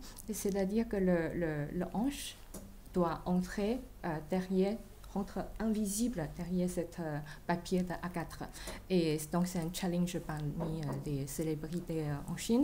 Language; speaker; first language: French; non-native, fluent; Chinese